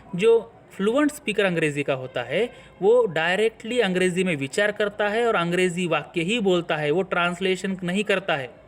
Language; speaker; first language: Hindi; non-native, local second language; Marathi